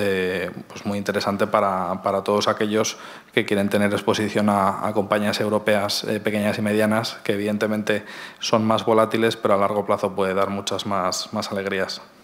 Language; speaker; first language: Spanish; native; Spanish